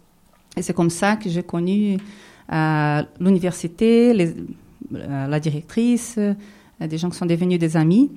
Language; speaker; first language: French; non-native, fluent; Portuguese